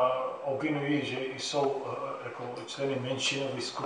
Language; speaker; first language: Czech; non-native, fluent; Arabic